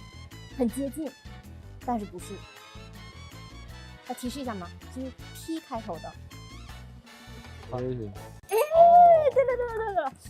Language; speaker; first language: Chinese; native; Chinese